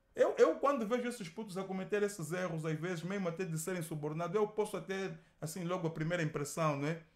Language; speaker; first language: Portuguese; native; Portuguese